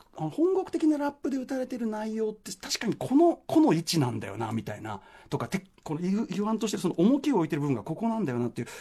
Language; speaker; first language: Japanese; native; Japanese